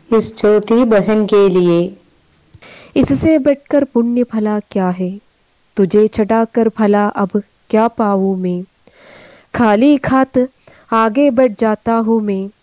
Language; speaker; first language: Hindi; non-native, local second language; Malayalam